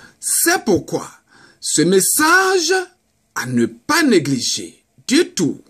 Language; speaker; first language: French; non-native, local second language; Baoulé